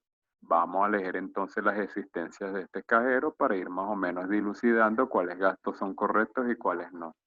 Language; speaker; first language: Spanish; native; Spanish